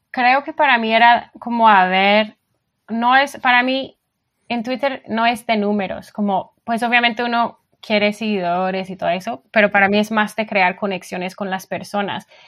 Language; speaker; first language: Spanish; non-native, fluent; English